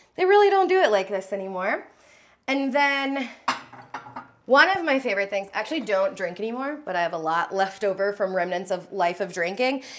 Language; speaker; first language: English; native; English